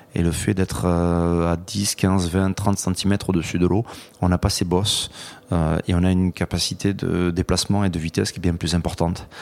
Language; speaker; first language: French; native; French